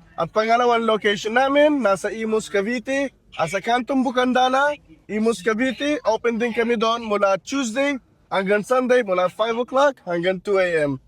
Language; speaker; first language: Filipino; early bilingual, heritage; Filipino